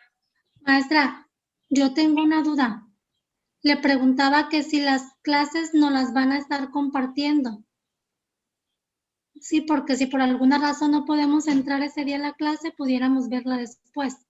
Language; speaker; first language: Spanish; native; Spanish